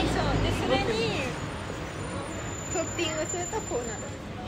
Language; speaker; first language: Japanese; native; Japanese